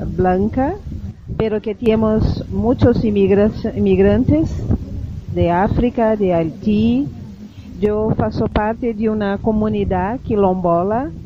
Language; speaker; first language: Spanish; non-native, learner; Portuguese